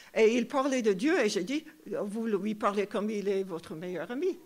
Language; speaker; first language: French; non-native, fluent; English